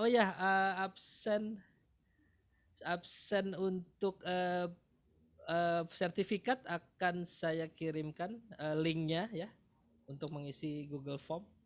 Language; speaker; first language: Indonesian; native; Indonesian